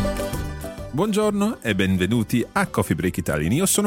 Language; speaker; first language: Italian; non-native, fluent; English